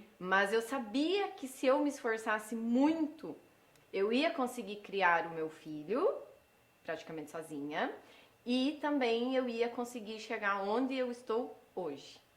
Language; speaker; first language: Portuguese; early bilingual, heritage; Portuguese